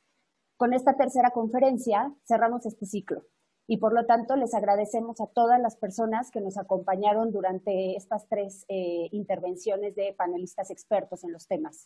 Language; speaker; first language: Spanish; native; Spanish